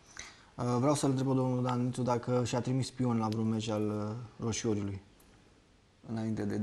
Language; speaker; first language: Romanian; native; Romanian